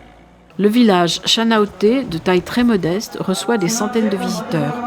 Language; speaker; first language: French; native; French